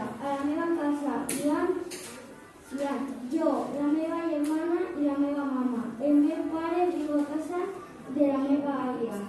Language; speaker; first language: Catalan; non-native, local second language; Spanish